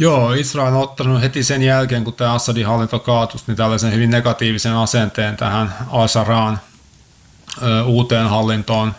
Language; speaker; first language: Finnish; native; Finnish